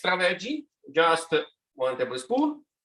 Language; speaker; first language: English; non-native, learner; Italian